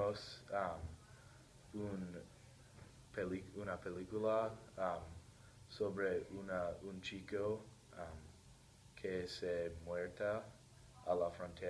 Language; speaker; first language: Spanish; non-native, learner; English